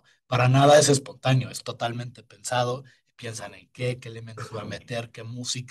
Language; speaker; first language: Spanish; native; Spanish